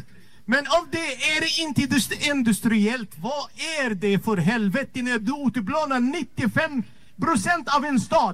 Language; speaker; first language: Swedish; non-native, learner; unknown